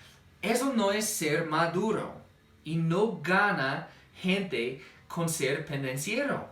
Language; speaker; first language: Spanish; non-native, fluent; English